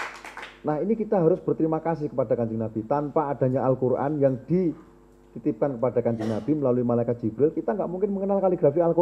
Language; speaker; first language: Indonesian; non-native, local second language; Javanese